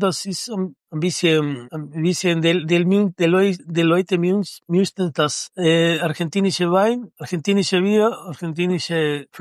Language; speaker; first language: German; non-native, learner; Spanish